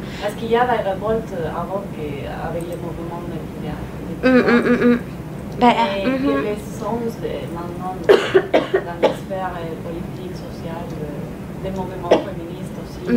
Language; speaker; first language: French; non-native, learner; Spanish